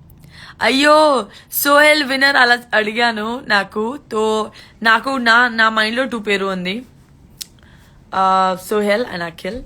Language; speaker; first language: Telugu; non-native, learner; Gujarati